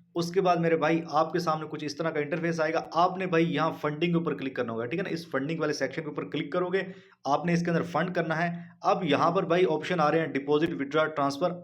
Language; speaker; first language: Urdu; non-native, local second language; Punjabi